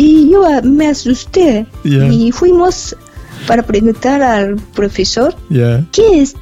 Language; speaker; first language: Spanish; non-native, fluent; Japanese